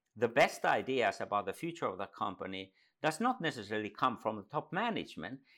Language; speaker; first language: English; non-native, fluent; Finnish